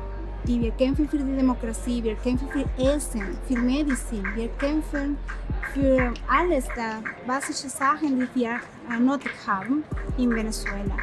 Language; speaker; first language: German; non-native, learner; Spanish